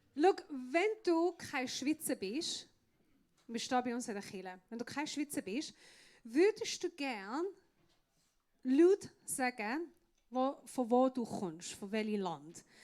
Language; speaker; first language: German; non-native, fluent; Persian